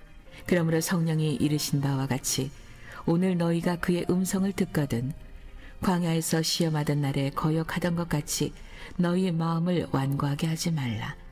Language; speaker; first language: Korean; native; Korean